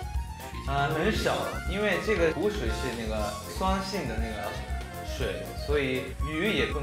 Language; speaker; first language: Chinese; non-native, fluent; Japanese